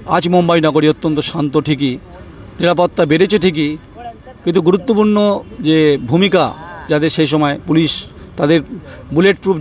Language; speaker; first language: Hindi; non-native, local second language; Bangla